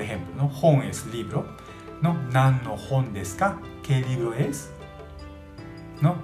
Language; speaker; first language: Spanish; non-native, learner; Japanese